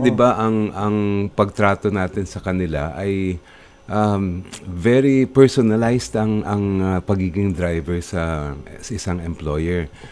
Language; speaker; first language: Filipino; native; Filipino